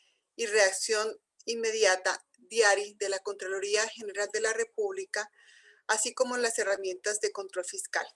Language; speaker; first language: Spanish; native; Spanish